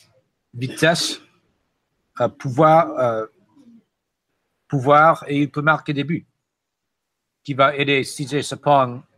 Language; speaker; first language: French; non-native, fluent; English